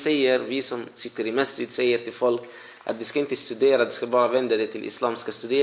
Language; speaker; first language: Swedish; non-native, fluent; Arabic